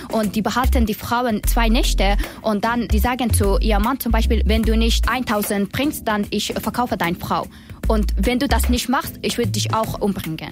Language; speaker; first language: German; non-native, learner; Persian